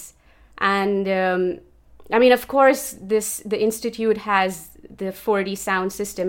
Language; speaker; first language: English; non-native, local second language; Urdu